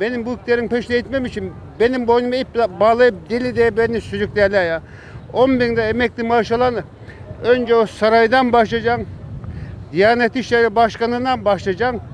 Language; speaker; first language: Turkish; native; Turkish